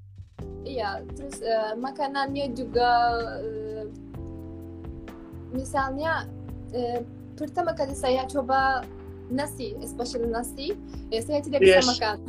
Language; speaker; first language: Indonesian; non-native, fluent; Turkish